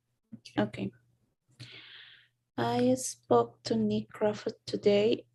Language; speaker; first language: English; non-native, learner; Spanish